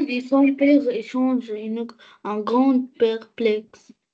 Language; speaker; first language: French; non-native, learner; Arabic